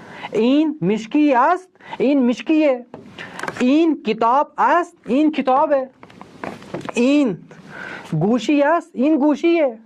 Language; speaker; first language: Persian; non-native, fluent; Urdu